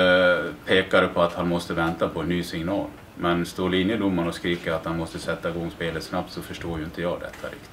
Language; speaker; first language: Swedish; native; Swedish